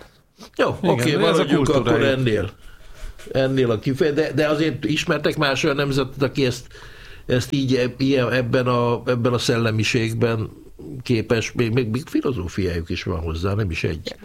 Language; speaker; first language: Hungarian; native; Hungarian